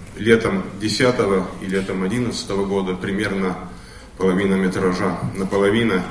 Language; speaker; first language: Russian; non-native, local second language; Estonian